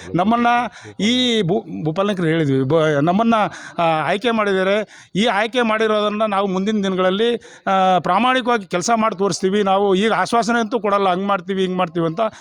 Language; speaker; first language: Kannada; non-native, local second language; Lambadi